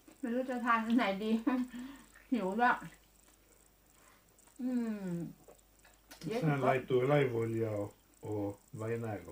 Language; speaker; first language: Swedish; non-native, learner; Thai